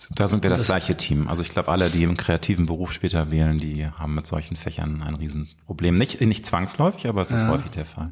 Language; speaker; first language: German; native; German